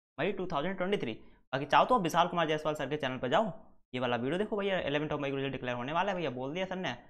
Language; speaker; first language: Hindi; native; Hindi